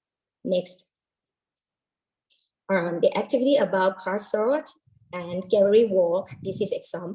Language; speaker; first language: English; non-native, learner; Thai